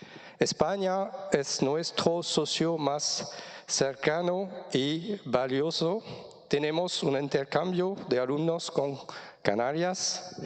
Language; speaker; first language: Spanish; non-native, fluent; French